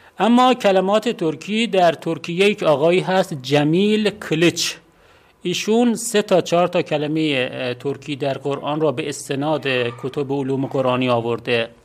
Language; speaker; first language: Persian; non-native, local second language; Azerbaijani